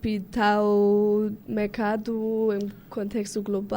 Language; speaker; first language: Portuguese; non-native, learner; German